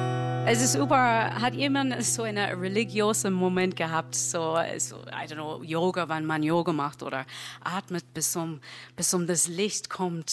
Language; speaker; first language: German; non-native, learner; English